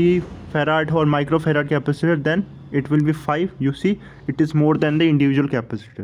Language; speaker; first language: English; non-native, local second language; Hindi